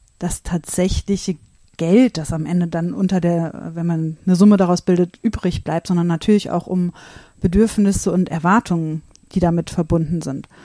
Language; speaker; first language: German; native; German